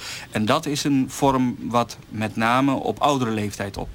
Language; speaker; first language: Dutch; native; Dutch